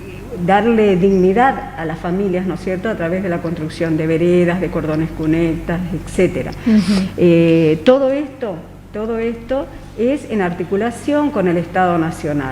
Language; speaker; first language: Spanish; native; Spanish